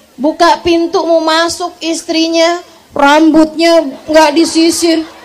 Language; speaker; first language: Indonesian; native; Indonesian